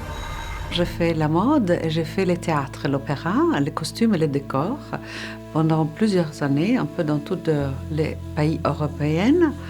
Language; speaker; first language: French; non-native, fluent; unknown